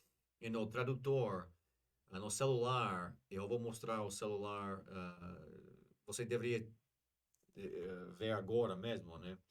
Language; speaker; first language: Portuguese; non-native, learner; English